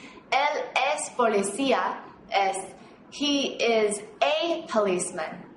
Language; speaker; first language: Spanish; non-native, fluent; English